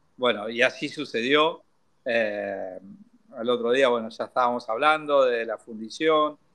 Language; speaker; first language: Spanish; native; Spanish